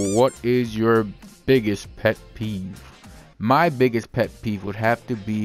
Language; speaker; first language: English; native; English